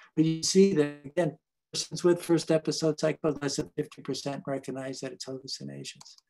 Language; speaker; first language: English; native; English